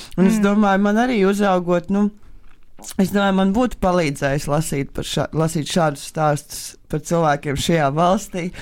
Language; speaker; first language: Latvian; native; Latvian